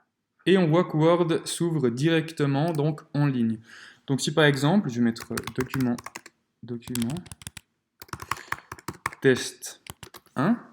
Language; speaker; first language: French; native; French